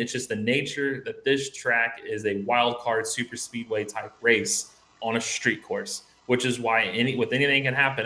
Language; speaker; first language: English; native; English